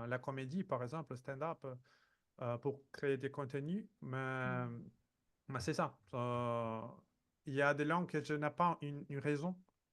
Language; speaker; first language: French; non-native, fluent; Portuguese